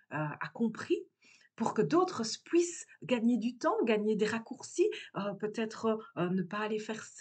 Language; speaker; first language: French; native; French